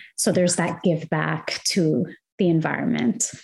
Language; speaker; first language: English; non-native, fluent; Arabic